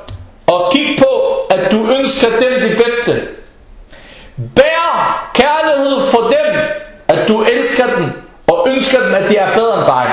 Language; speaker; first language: Danish; non-native, local second language; Arabic